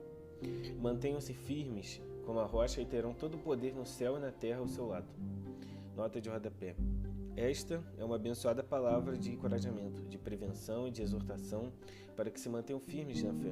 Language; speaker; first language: Portuguese; native; Portuguese